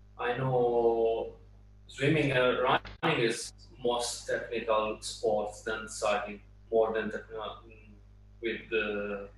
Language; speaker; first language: English; non-native, learner; Italian